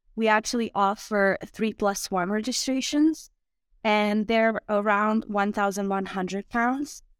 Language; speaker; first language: English; non-native, fluent; Croatian